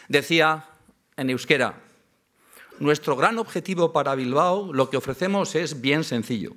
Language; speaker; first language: Spanish; native; Spanish